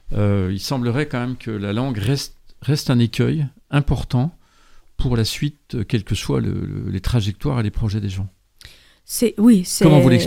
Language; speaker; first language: French; native; French